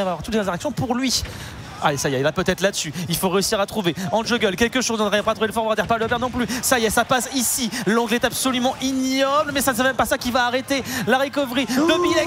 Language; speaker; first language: French; native; French